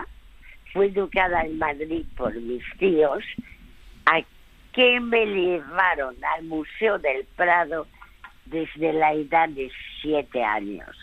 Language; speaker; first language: Spanish; early bilingual, other home language; French